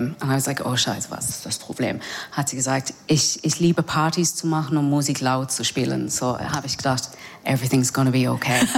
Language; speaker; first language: German; non-native, learner; English